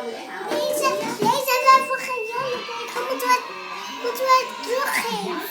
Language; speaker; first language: Dutch; early bilingual, other home language; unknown